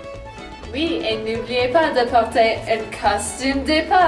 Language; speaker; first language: French; non-native, learner; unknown